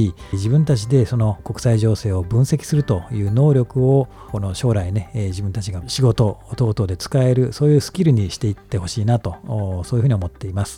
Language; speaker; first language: Japanese; native; Japanese